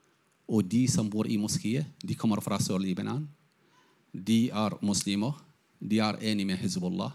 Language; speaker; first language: Norwegian; non-native, fluent; Arabic